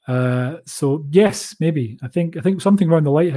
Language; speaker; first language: English; native; English